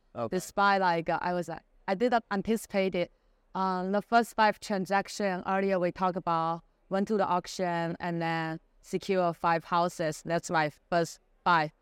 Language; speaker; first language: English; non-native, fluent; Chinese